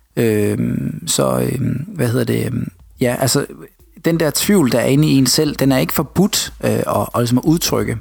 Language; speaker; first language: Danish; native; Danish